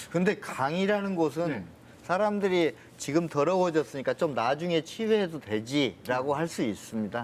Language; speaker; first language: Korean; native; Korean